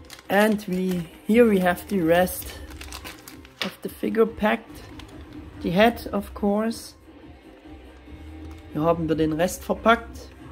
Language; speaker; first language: English; non-native, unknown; German